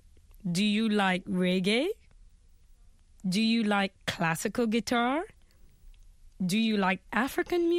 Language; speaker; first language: English; non-native, fluent; French